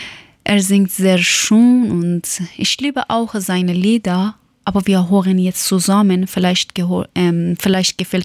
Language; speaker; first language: German; non-native, learner; Persian